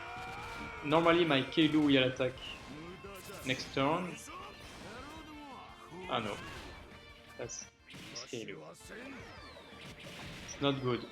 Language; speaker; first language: English; non-native, learner; French